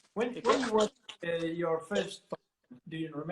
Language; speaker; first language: English; non-native, learner; Italian